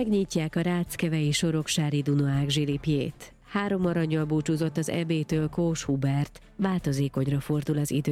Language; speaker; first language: Hungarian; native; Hungarian